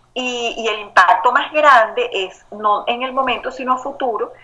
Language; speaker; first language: Spanish; native; Spanish